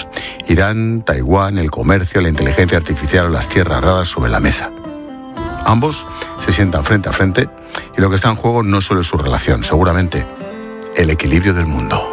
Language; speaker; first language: Spanish; native; Spanish